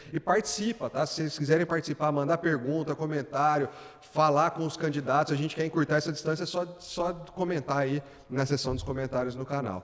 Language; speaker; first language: Portuguese; native; Portuguese